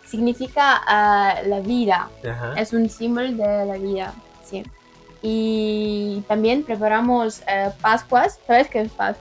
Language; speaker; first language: Spanish; non-native, learner; Ukrainian